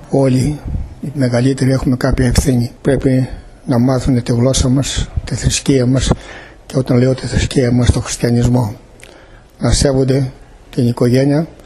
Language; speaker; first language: Greek; native; Greek